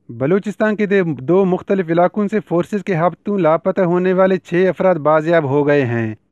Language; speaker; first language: Urdu; non-native, local second language; Baluchi